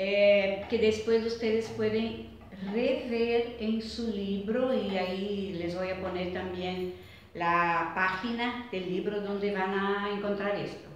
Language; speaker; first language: Spanish; non-native, fluent; Portuguese